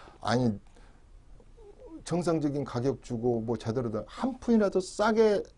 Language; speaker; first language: Korean; native; Korean